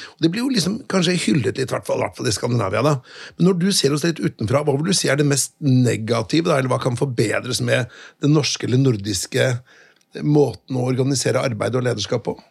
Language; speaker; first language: Norwegian; native; Norwegian